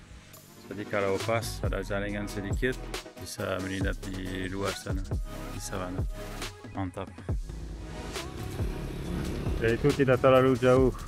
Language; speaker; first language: Indonesian; non-native, fluent; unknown